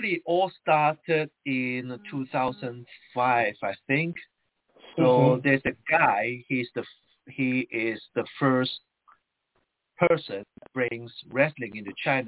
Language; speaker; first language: English; non-native, local second language; Chinese